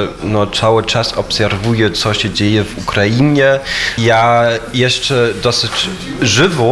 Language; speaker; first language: Polish; non-native, fluent; German